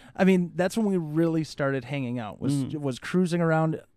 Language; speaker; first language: English; native; English